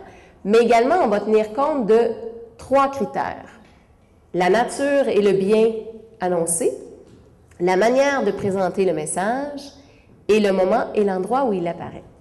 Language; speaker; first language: French; native; French